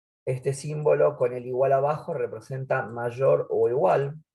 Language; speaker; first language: Spanish; native; Spanish